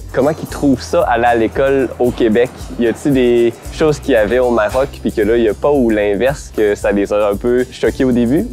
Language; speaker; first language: French; native; French